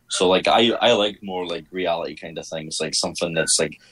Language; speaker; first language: English; native; English